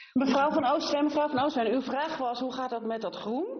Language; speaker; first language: Dutch; native; Dutch